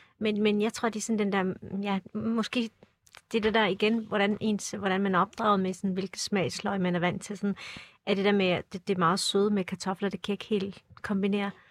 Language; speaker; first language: Danish; early bilingual, other home language; Turkish